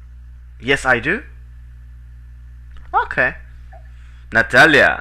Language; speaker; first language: English; non-native, fluent; Spanish